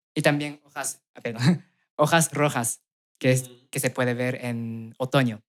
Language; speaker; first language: Spanish; non-native, fluent; Japanese